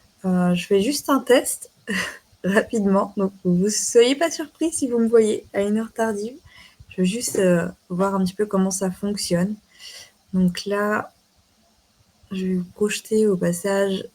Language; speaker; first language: French; native; French